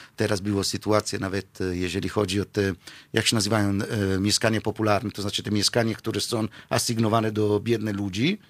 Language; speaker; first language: Polish; non-native, fluent; Italian